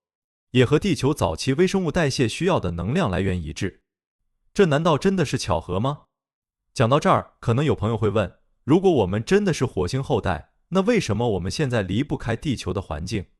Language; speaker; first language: Chinese; native; Chinese